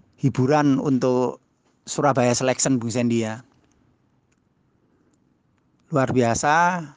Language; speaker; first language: Indonesian; native; Indonesian